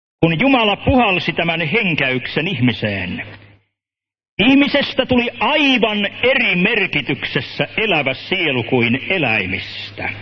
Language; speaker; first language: Finnish; native; Finnish